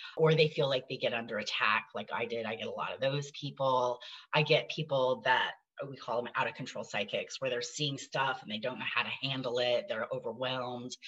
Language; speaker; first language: English; native; English